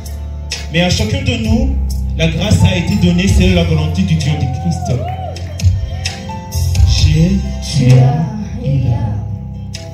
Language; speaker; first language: French; non-native, local second language; Rundi